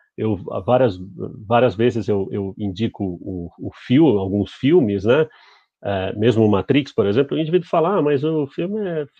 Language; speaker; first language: Portuguese; early bilingual, other home language; Spanish